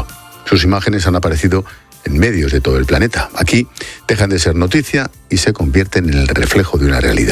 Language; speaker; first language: Spanish; native; Spanish